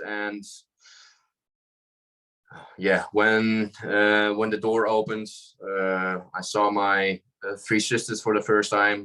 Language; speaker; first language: English; non-native, fluent; Dutch